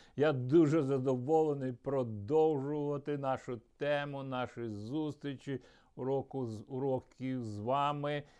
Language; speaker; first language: Ukrainian; early bilingual, other home language; Russian